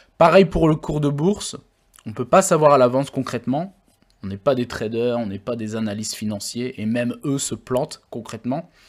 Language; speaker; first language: French; native; French